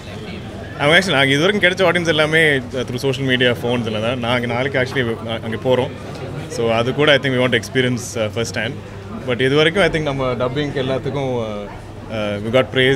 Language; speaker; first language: Tamil; non-native, local second language; Malayalam